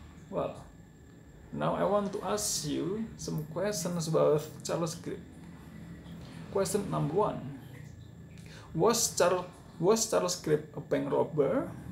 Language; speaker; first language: English; non-native, fluent; Indonesian